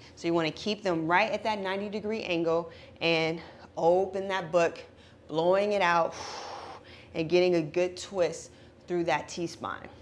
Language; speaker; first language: English; native; English